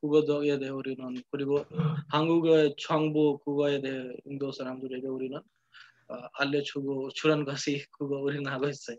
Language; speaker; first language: Korean; non-native, learner; Hindi